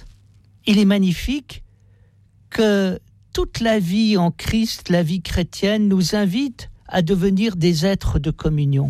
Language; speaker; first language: French; native; French